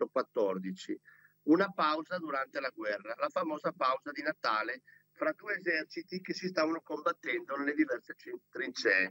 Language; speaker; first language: Italian; native; Italian